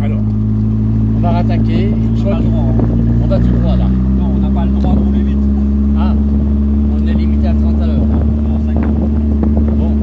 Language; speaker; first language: French; native; French